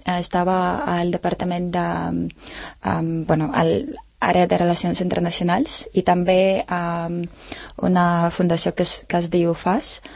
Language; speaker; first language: Catalan; non-native, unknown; Ukrainian